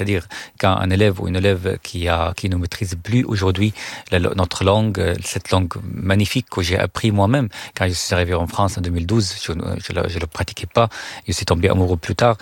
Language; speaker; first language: French; non-native, fluent; Arabic